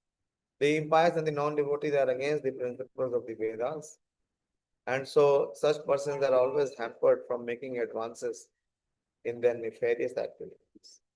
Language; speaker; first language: English; non-native, local second language; Hindi